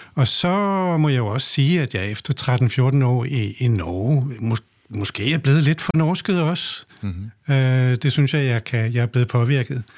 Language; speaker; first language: Danish; native; Danish